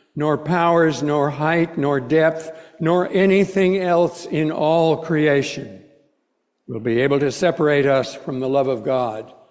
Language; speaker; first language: English; native; English